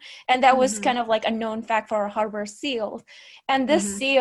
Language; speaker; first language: English; non-native, fluent; Indonesian